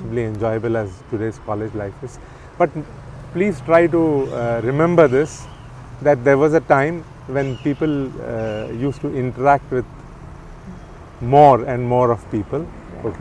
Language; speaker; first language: English; non-native, local second language; Tamil